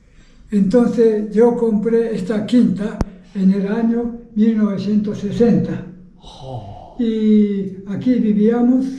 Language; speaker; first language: Spanish; non-native, fluent; Japanese